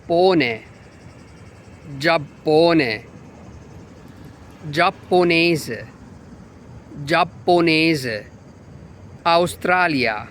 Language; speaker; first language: Italian; non-native, fluent; Arabic